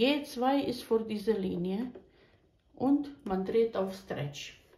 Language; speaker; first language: German; non-native, fluent; Bosnian